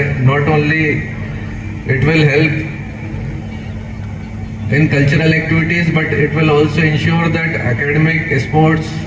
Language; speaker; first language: Kannada; non-native, local second language; Hindi